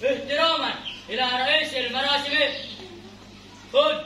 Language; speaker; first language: Arabic; non-native, learner; Indonesian